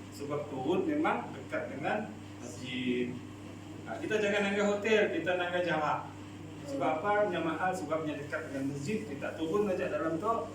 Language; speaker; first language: Malay; native; Malay